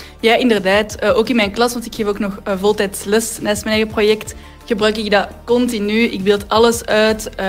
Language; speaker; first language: Dutch; native; Dutch